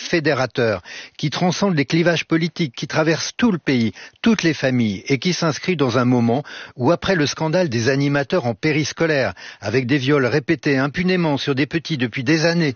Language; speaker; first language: French; native; French